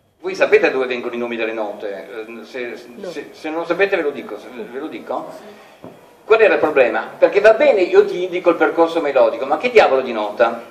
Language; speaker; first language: Italian; native; Italian